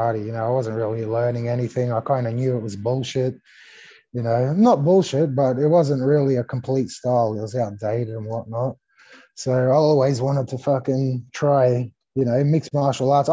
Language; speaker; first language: English; early bilingual, other home language; Greek